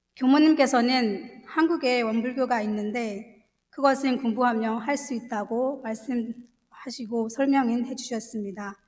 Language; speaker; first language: Korean; non-native, fluent; Burmese